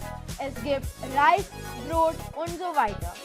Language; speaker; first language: German; non-native, learner; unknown